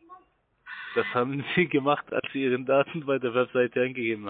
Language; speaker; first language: German; non-native, fluent; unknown